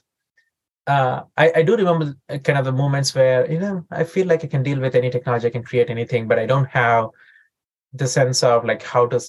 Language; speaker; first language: English; non-native, local second language; Telugu